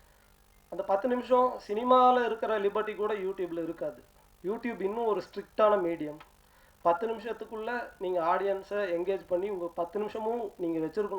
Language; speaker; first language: Tamil; native; Tamil